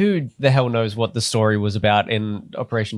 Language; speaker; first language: English; native; English